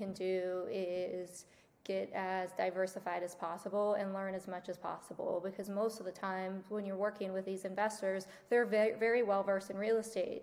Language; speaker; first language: English; native; English